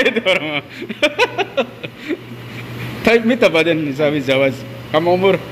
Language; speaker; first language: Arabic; non-native, learner; Indonesian